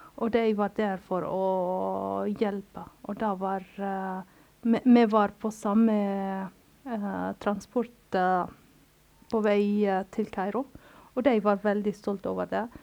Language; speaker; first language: Norwegian; non-native, fluent; Arabic